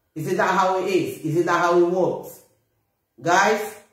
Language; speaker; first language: English; non-native, fluent; Upper Guinea Crioulo